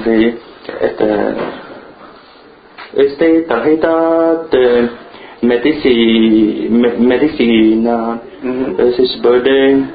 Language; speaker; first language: Spanish; non-native, learner; Chinese